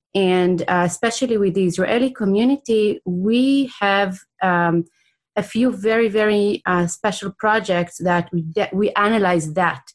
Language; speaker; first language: English; non-native, fluent; Hebrew